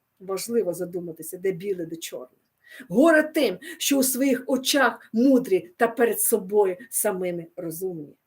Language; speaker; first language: Ukrainian; non-native, local second language; Russian